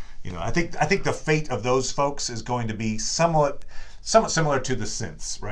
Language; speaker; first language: English; native; English